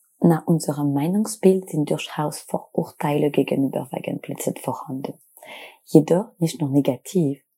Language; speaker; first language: German; non-native, fluent; French